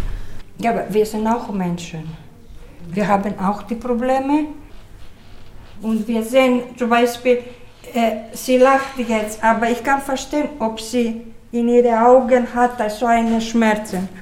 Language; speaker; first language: German; non-native, learner; Greek